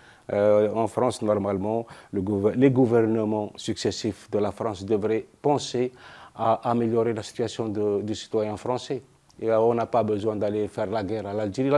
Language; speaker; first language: French; non-native, local second language; Arabic